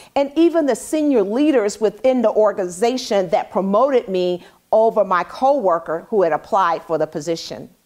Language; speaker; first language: English; native; English